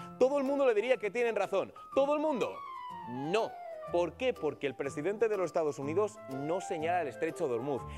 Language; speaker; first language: Spanish; native; Spanish